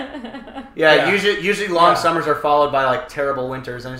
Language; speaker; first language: English; native; English